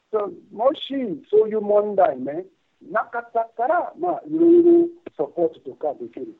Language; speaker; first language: Japanese; non-native, fluent; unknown